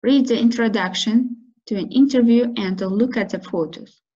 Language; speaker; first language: English; non-native, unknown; Kazakh